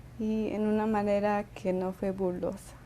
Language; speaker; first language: Spanish; early bilingual, other home language; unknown